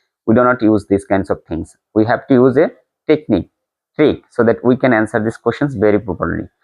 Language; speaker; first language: English; non-native, local second language; Bangla